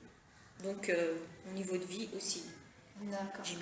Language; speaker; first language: French; early bilingual, other home language; Italian